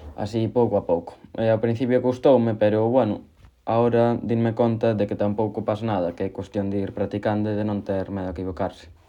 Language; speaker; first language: Galician; non-native, local second language; Spanish